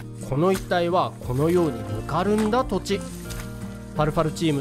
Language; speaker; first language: Japanese; native; Japanese